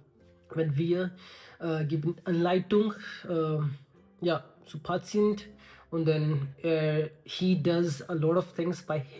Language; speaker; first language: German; non-native, learner; Hindi